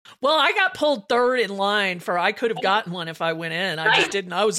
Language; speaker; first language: English; native; English